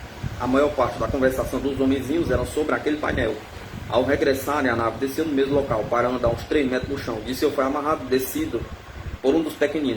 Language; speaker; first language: Portuguese; native; Portuguese